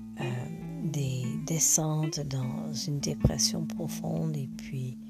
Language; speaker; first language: French; non-native, fluent; English